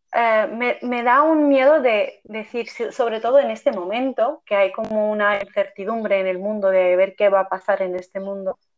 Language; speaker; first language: Spanish; non-native, fluent; Armenian